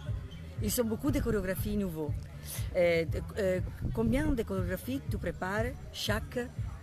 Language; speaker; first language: French; non-native, learner; Italian